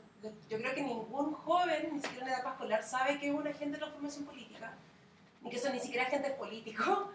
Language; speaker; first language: Spanish; native; Spanish